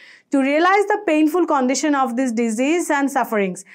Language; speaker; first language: English; non-native, local second language; Bangla